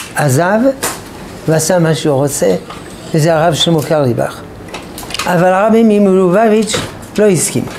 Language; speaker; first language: Hebrew; non-native, fluent; French